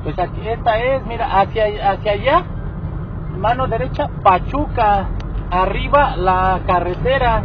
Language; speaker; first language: Spanish; native; Spanish